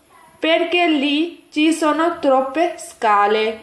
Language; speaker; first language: Italian; non-native, learner; Urdu